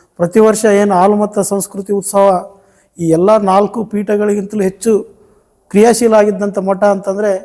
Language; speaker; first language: Kannada; native; Kannada